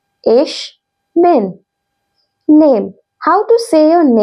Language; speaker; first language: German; non-native, fluent; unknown